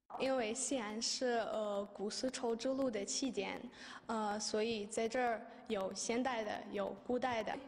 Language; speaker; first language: Chinese; non-native, learner; Ukrainian